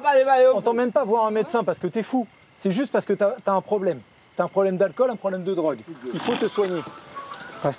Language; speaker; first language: French; native; French